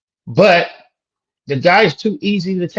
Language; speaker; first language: English; native; English